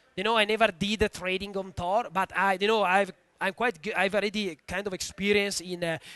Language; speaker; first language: English; non-native, fluent; Italian